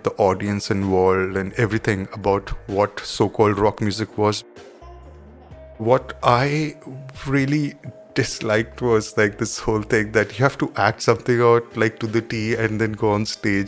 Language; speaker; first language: English; non-native, local second language; Hindi